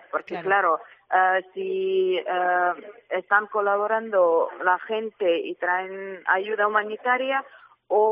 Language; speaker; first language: Spanish; non-native, fluent; Ukrainian